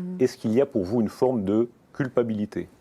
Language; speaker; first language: French; native; French